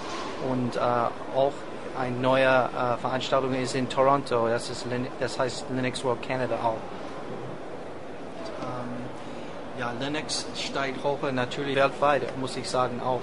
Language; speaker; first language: German; non-native, learner; English